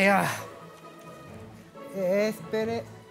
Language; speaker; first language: Spanish; non-native, learner; Japanese